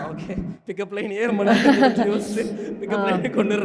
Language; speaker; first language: Tamil; native; Tamil